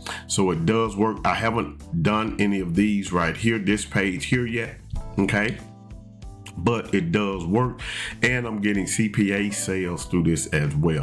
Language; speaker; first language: English; native; English